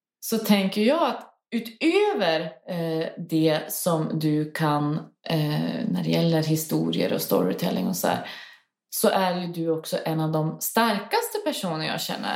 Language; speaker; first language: Swedish; native; Swedish